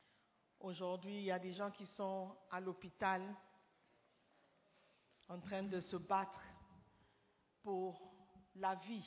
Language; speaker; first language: French; non-native, fluent; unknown